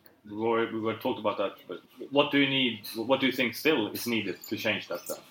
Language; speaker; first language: English; non-native, fluent; Swedish